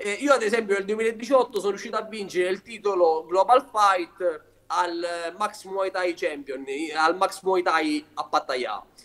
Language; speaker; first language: Italian; native; Italian